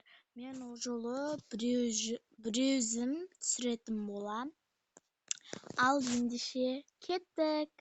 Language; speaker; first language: Kazakh; native; Kazakh